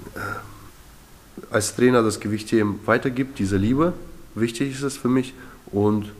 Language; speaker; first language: German; early bilingual, other home language; Russian